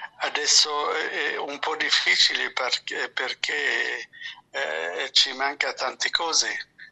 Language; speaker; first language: Italian; non-native, fluent; Arabic